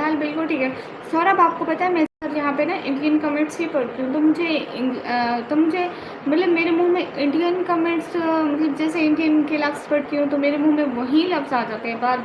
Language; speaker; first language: Hindi; non-native, local second language; Punjabi